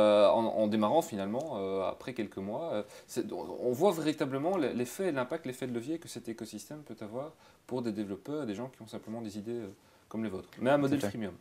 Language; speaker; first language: French; native; French